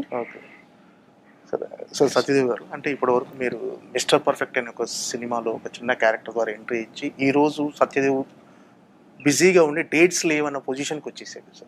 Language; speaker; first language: Telugu; native; Telugu